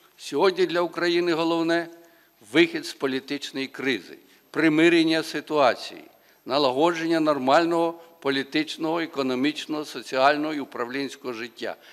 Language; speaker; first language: Ukrainian; native; Ukrainian